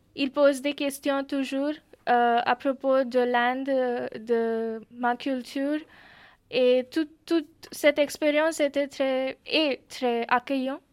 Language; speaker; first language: French; non-native, fluent; Marathi